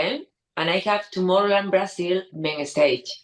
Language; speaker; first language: English; non-native, learner; Spanish